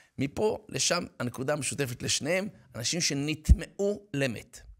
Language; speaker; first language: Hebrew; native; Hebrew